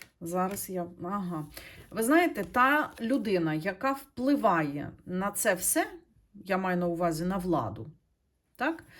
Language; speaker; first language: Ukrainian; non-native, local second language; Russian